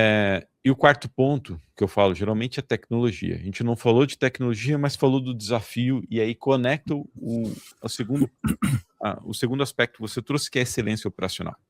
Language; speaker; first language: Portuguese; native; Portuguese